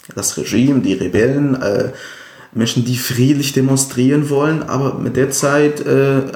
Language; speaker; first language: German; non-native, fluent; Arabic